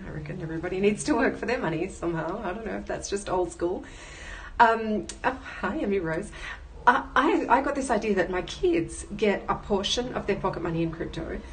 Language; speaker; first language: English; native; English